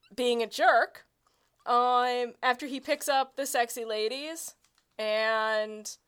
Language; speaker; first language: English; native; English